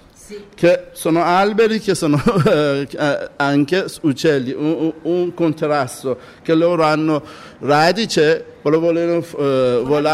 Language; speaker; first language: Italian; non-native, learner; Persian